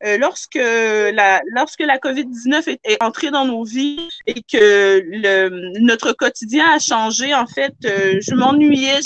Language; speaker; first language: French; native; French